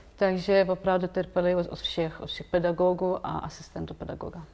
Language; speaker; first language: Czech; non-native, fluent; Ukrainian